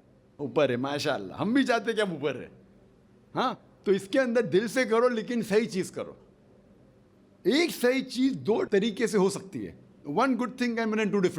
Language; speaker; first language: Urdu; non-native, local second language; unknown